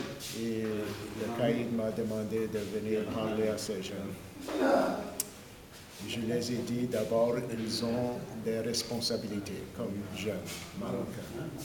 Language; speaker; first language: French; non-native, fluent; English